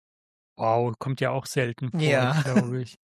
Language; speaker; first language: German; native; German